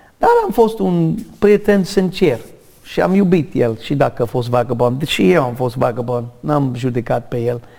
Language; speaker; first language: Romanian; non-native, learner; English